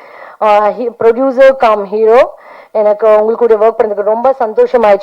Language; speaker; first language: Tamil; non-native, learner; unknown